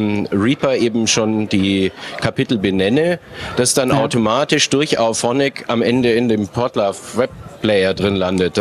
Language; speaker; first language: German; native; German